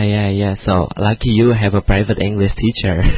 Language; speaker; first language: English; non-native, fluent; Indonesian